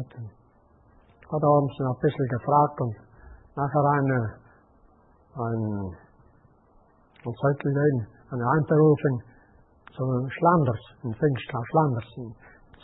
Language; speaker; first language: German; native; German